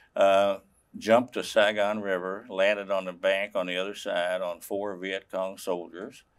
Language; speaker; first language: English; native; English